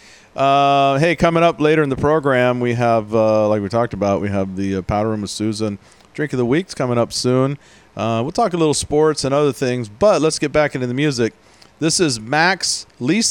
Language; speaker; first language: English; native; English